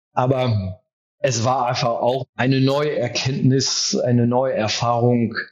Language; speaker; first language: German; early bilingual, heritage; French